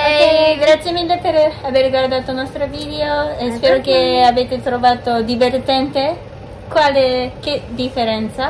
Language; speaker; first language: Italian; non-native, learner; Japanese